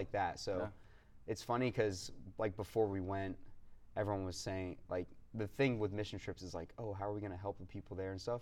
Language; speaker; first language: English; native; English